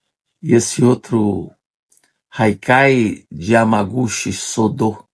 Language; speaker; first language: Portuguese; native; Portuguese